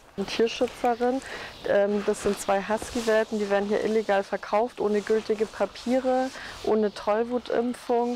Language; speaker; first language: German; native; German